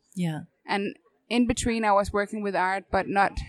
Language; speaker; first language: English; non-native, fluent; Danish